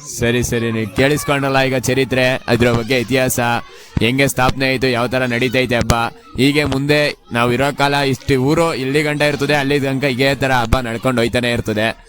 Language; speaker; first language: Kannada; native; Kannada